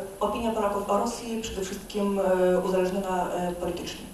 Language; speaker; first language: Polish; non-native, fluent; Russian